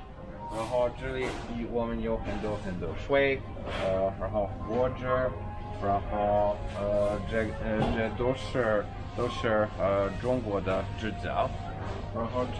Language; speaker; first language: Chinese; non-native, learner; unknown